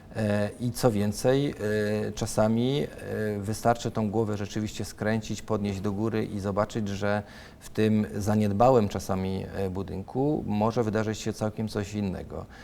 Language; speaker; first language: Polish; native; Polish